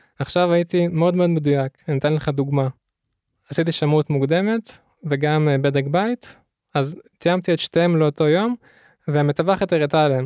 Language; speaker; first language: Hebrew; early bilingual, other home language; Russian